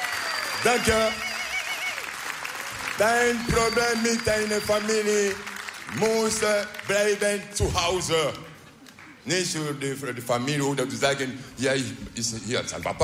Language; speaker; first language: Dutch; non-native, learner; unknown